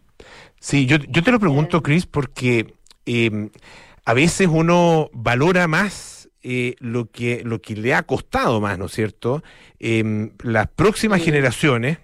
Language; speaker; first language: Spanish; native; Spanish